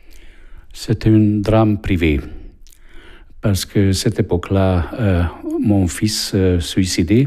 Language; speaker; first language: French; non-native, fluent; Hungarian